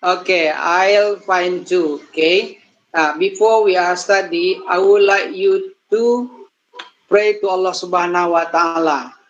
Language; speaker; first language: English; non-native, learner; Indonesian